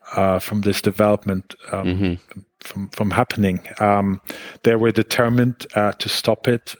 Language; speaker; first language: English; non-native, fluent; Hebrew